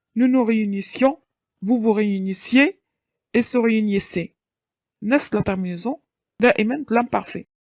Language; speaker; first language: French; non-native, local second language; Arabic